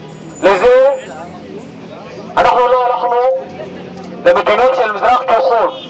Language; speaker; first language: Hebrew; non-native, learner; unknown